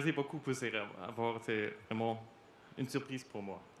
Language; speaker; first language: French; non-native, learner; German